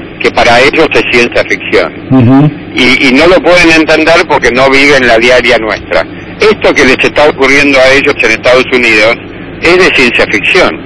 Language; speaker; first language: Spanish; non-native, fluent; English